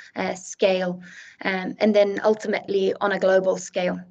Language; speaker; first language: English; non-native, fluent; Swedish